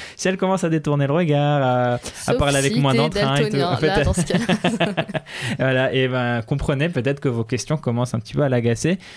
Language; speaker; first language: French; native; French